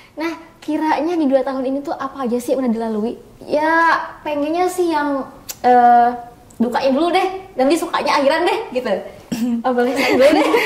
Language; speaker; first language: Indonesian; native; Indonesian